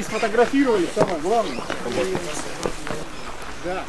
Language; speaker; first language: Russian; native; Russian